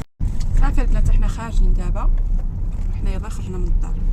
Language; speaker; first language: Arabic; native; Arabic